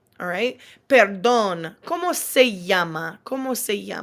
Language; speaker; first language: Spanish; non-native, fluent; English